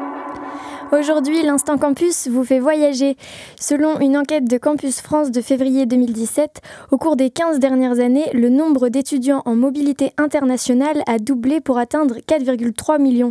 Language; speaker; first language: French; native; French